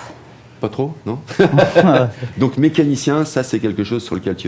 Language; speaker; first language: French; native; French